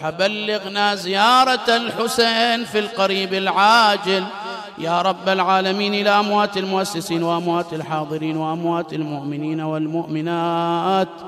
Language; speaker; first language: Arabic; native; Arabic